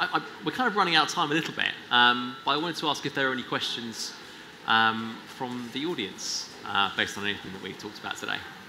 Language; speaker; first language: English; native; English